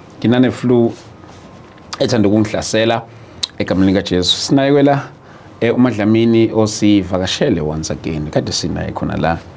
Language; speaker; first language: Zulu; native; Zulu